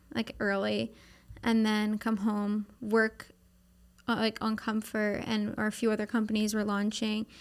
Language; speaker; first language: English; native; English